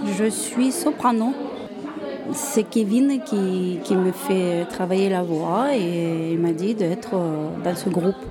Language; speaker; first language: French; non-native, fluent; Ukrainian